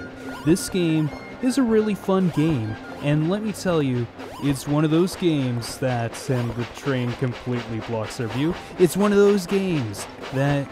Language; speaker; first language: English; native; English